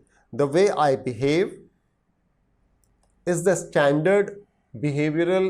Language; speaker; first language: English; non-native, local second language; Hindi